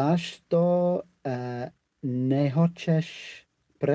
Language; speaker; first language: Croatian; non-native, learner; English